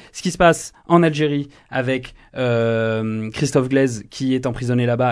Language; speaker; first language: French; native; French